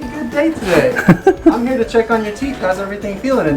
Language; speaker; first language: English; native; English